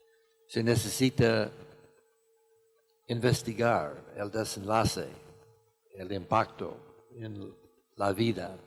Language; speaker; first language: Spanish; non-native, fluent; English